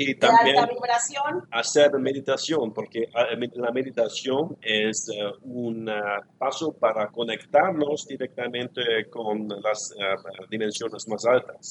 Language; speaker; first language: Spanish; non-native, learner; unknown